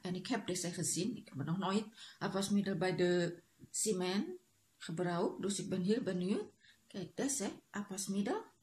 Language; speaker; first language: Dutch; non-native, learner; Indonesian